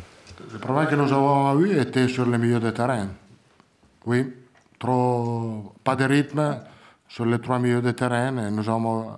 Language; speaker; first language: French; non-native, learner; Italian